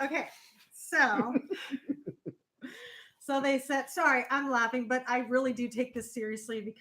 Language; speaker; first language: English; native; English